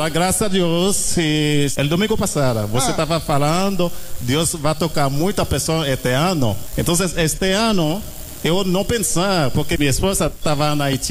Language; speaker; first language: Portuguese; non-native, learner; Haitian Creole